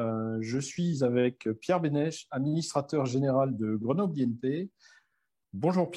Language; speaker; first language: French; native; French